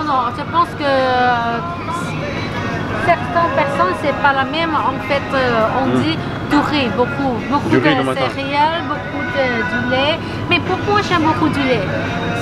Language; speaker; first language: French; non-native, learner; Thai